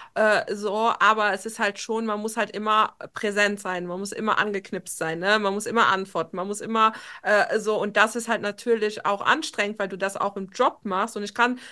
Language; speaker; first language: German; non-native, local second language; Luxembourgish